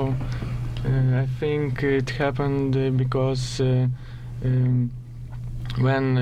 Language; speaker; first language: English; non-native, learner; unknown